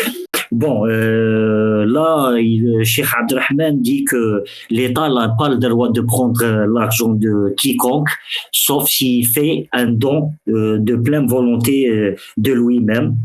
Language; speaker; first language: French; early bilingual, other home language; Arabic